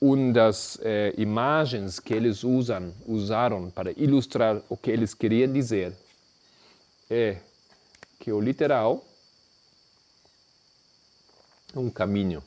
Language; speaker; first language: Portuguese; non-native, fluent; Spanish